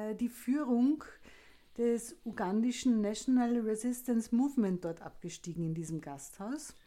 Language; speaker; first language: German; native; German